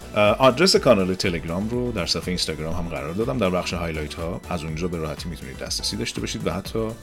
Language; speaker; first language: Persian; native; Persian